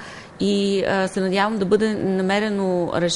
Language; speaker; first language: Bulgarian; native; Bulgarian